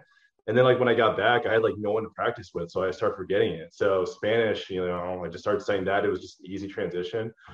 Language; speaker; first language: English; native; English